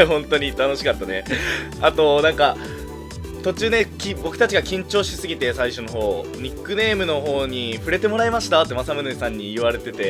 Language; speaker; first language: Japanese; native; Japanese